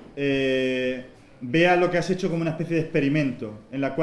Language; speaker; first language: Spanish; native; Spanish